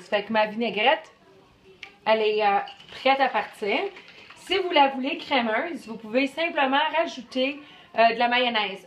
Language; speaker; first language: French; native; French